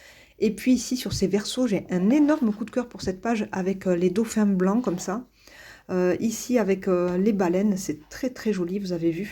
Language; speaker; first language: French; native; French